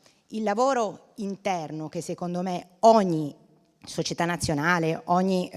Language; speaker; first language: Italian; native; Italian